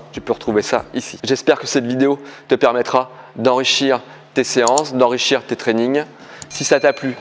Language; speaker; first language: French; native; French